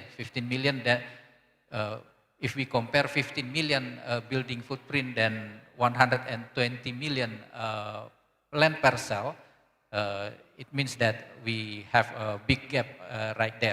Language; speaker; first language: English; non-native, learner; Indonesian